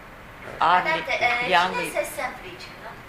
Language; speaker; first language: Italian; non-native, learner; Chinese